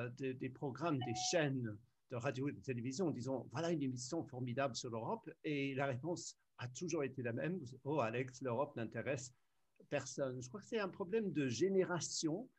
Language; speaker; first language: French; early bilingual, other home language; English